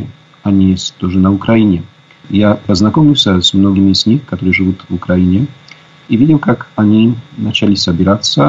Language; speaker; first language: Russian; non-native, fluent; Polish